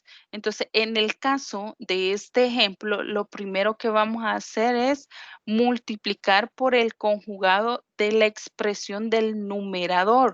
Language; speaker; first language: Spanish; native; Spanish